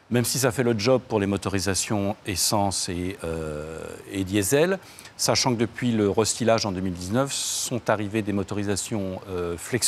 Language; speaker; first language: French; native; French